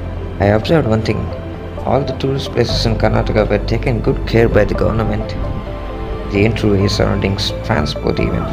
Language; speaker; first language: English; non-native, local second language; Telugu